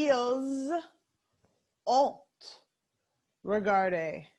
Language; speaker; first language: French; non-native, fluent; English